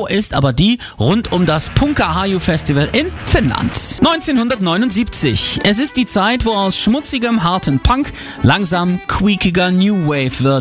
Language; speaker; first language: German; native; German